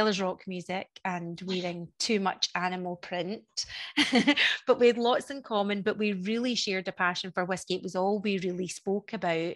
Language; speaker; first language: English; native; English